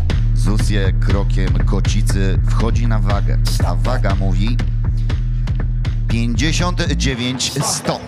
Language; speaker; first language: Polish; native; Polish